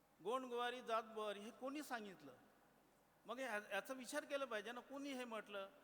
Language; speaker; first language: Marathi; non-native, local second language; Gondi